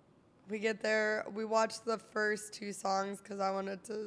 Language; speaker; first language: English; native; English